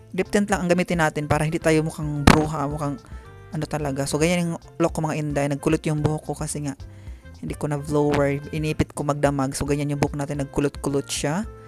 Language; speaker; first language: Filipino; non-native, local second language; Cebuano